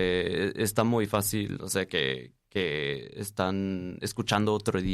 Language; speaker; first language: Spanish; non-native, fluent; English